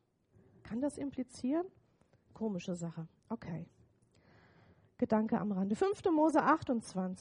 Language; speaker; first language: German; native; German